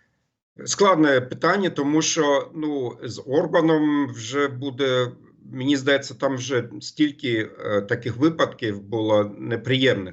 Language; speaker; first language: Ukrainian; non-native, fluent; German